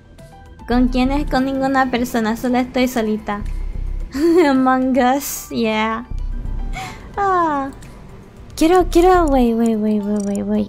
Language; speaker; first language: Spanish; early bilingual, heritage; Spanish